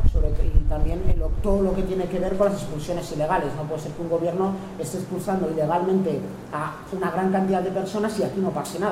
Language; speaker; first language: Spanish; native; Spanish